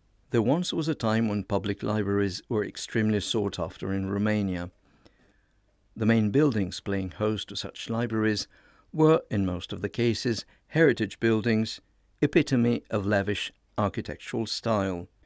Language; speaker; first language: English; non-native, fluent; Romanian